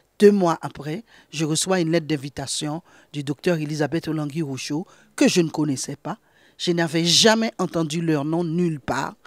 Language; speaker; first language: French; non-native, local second language; Haitian Creole